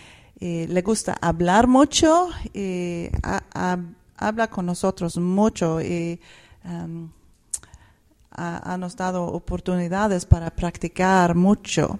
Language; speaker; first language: Spanish; non-native, fluent; Swedish